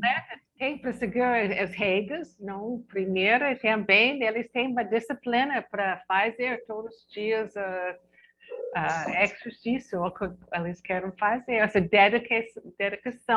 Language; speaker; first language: Portuguese; non-native, fluent; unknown